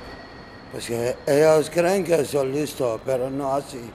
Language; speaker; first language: Spanish; non-native, learner; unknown